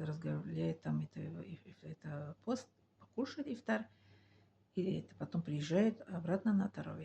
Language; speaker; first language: Russian; non-native, learner; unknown